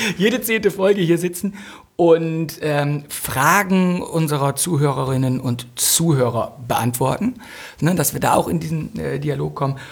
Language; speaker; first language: German; native; German